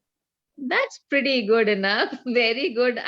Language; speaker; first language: English; non-native, fluent; Hindi